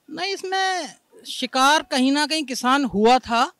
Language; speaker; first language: Hindi; native; Hindi